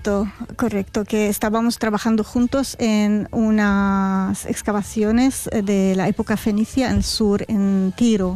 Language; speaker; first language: Spanish; non-native, fluent; Arabic